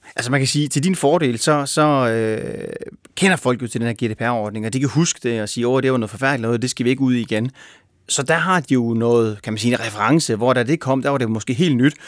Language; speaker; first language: Danish; native; Danish